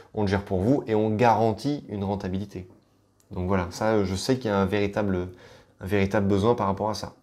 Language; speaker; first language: French; native; French